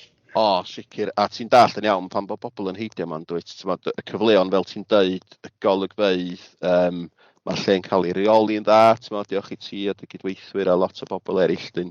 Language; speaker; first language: Welsh; native; Welsh